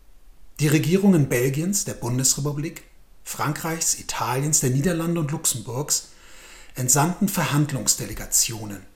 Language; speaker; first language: German; native; German